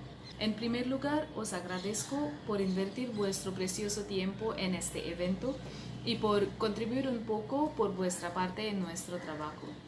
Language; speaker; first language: Spanish; non-native, fluent; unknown